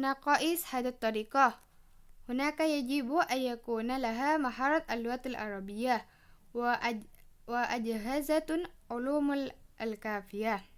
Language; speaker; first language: Arabic; non-native, learner; Indonesian